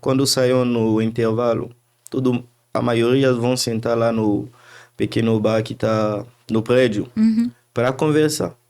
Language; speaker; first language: Portuguese; non-native, fluent; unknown